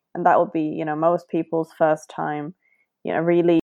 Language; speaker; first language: English; non-native, local second language; Cantonese